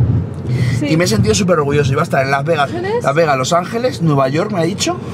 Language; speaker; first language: Spanish; native; Spanish